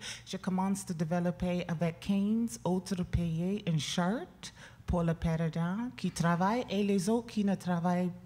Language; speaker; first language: French; non-native, learner; English